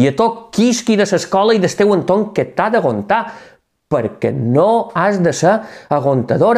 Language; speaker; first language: Catalan; native; Catalan